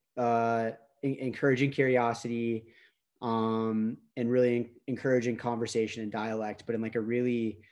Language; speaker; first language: English; native; English